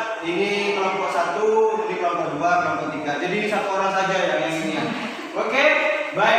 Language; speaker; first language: Indonesian; native; Indonesian